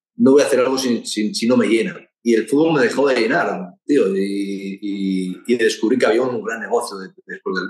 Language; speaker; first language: Spanish; native; Spanish